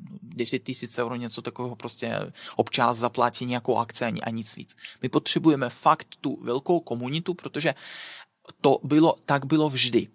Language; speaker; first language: Czech; non-native, fluent; Belarusian